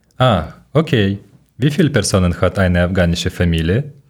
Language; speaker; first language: German; non-native, learner; Ukrainian